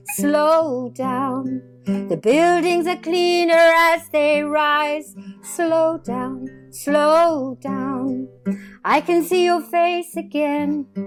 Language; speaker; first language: English; native; English